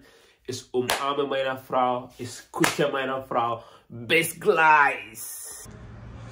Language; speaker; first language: German; non-native, learner; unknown